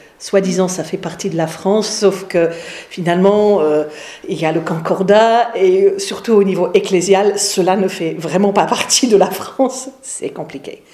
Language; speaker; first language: French; non-native, fluent; English